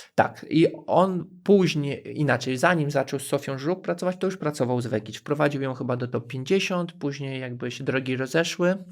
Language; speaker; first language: Polish; native; Polish